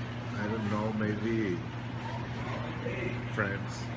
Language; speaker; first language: English; non-native, learner; Spanish